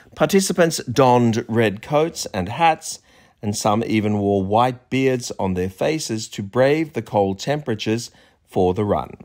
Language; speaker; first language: English; native; English